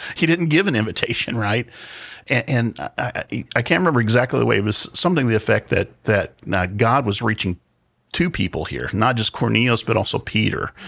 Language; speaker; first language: English; native; English